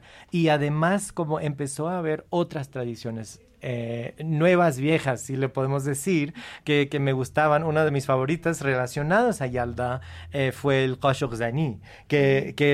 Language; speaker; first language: Spanish; non-native, learner; Persian